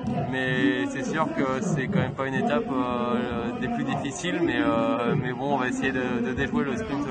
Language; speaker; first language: French; native; French